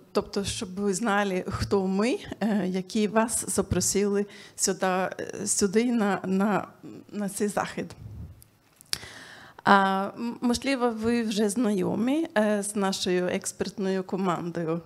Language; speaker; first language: Ukrainian; non-native, fluent; Swedish